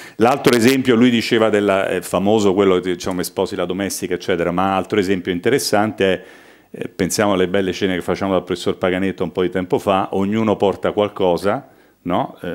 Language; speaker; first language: Italian; native; Italian